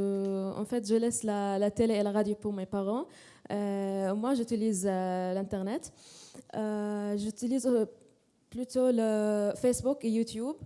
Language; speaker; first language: French; non-native, fluent; Arabic